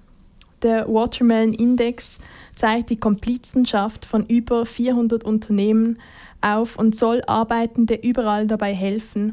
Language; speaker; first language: German; native; German